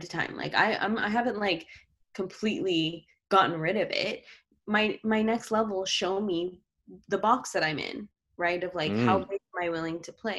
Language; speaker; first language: English; native; English